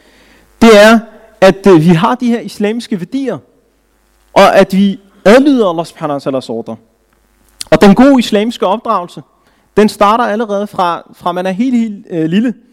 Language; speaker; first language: Danish; early bilingual, other home language; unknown